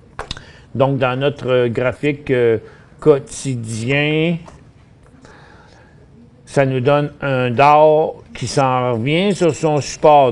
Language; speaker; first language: French; native; French